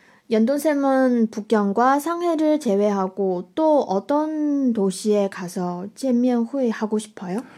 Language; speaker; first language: Korean; non-native, fluent; Chinese